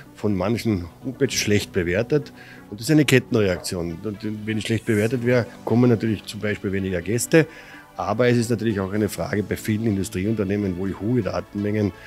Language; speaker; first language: German; native; German